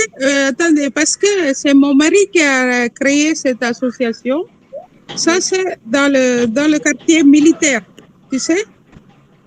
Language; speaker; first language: French; non-native, local second language; Tamil